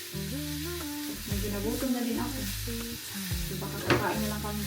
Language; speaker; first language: Filipino; native; Filipino